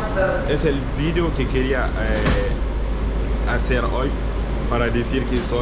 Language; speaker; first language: Spanish; non-native, learner; French